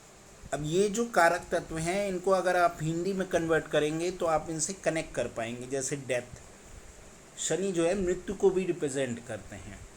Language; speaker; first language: Hindi; native; Hindi